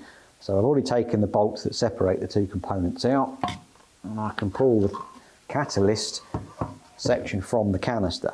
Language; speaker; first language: English; native; English